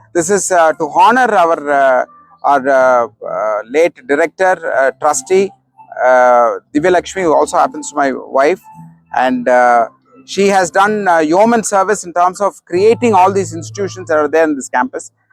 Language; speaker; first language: English; non-native, local second language; Tamil